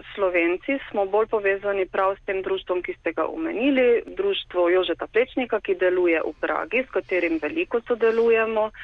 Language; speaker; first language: Slovenian; native; Slovenian